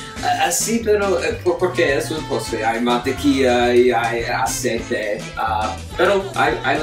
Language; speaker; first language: Spanish; non-native, learner; English